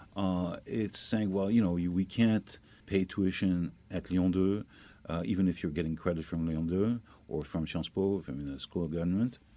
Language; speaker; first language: English; non-native, fluent; French